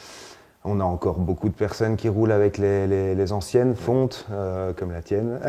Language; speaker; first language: French; native; French